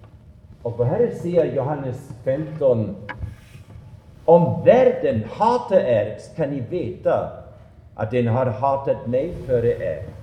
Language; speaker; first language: Swedish; non-native, fluent; German